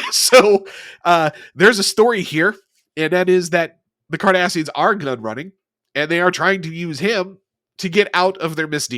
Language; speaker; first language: English; native; English